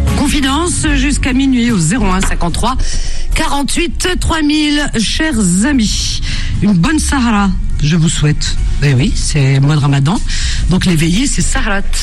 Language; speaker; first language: French; native; French